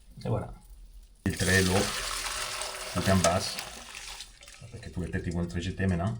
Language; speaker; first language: French; non-native, fluent; Italian